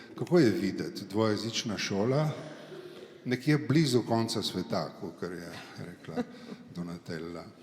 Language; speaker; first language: Slovenian; native; Slovenian